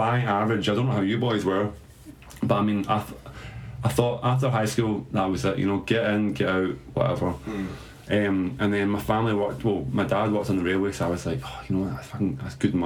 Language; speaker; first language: English; native; English